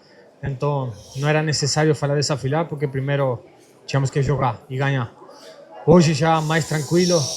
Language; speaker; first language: Portuguese; non-native, fluent; Spanish